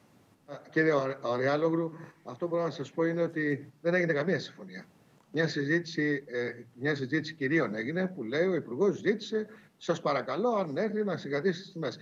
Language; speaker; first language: Greek; native; Greek